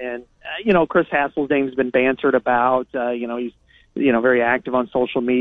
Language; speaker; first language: English; native; English